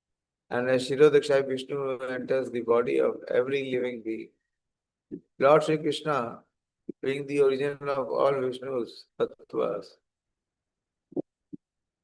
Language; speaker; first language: English; non-native, local second language; Hindi